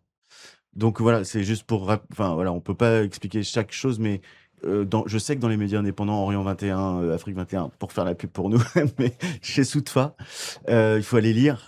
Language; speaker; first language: French; native; French